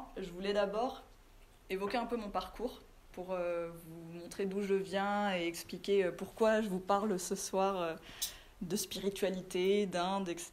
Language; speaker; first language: French; native; French